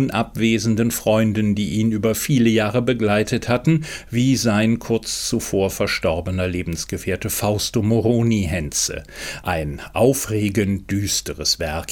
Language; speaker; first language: German; native; German